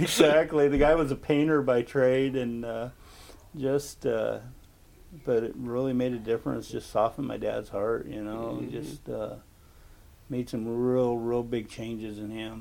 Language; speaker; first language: English; native; English